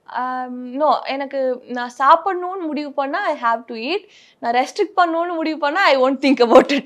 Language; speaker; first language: English; non-native, local second language; Tamil